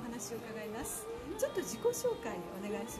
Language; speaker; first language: Japanese; native; Japanese